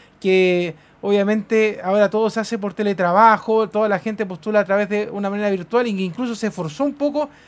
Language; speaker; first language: Spanish; native; Spanish